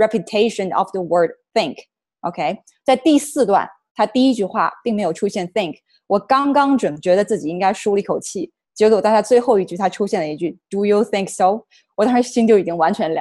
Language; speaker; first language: Chinese; native; Chinese